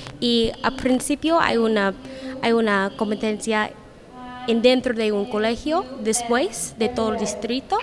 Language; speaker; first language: Spanish; non-native, learner; English